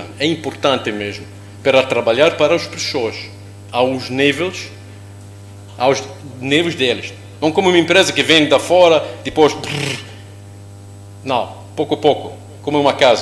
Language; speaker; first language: Portuguese; non-native, learner; English